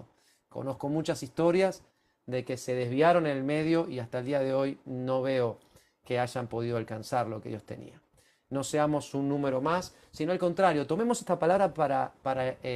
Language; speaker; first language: Spanish; native; Spanish